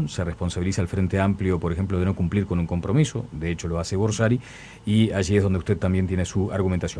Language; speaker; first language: Spanish; native; Spanish